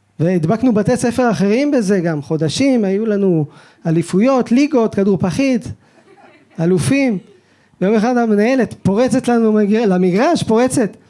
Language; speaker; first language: Hebrew; early bilingual, other home language; French